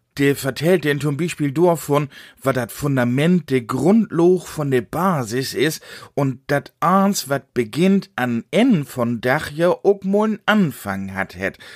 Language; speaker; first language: German; native; German